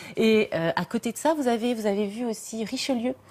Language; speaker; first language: French; native; French